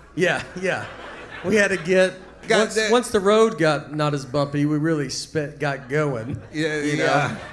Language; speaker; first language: English; native; English